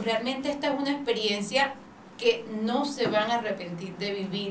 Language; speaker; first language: Spanish; native; Spanish